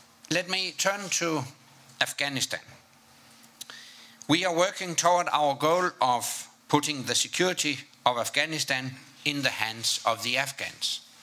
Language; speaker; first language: English; non-native, fluent; Danish